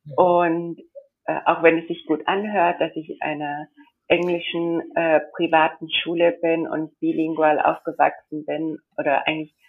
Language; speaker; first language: German; early bilingual, heritage; German